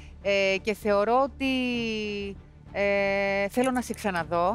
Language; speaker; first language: Greek; native; Greek